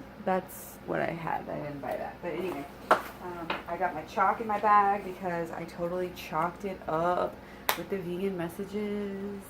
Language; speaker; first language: English; native; English